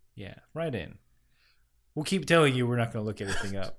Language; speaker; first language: English; native; English